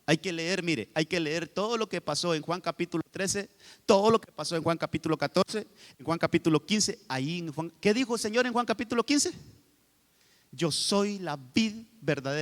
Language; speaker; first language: Spanish; native; Spanish